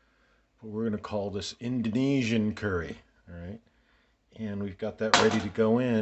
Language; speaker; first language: English; native; English